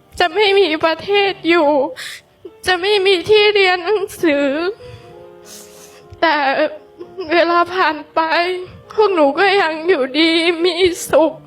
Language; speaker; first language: Thai; non-native, local second language; Hmong